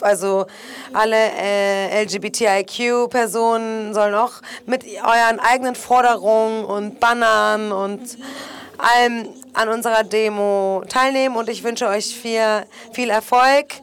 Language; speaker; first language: German; non-native, fluent; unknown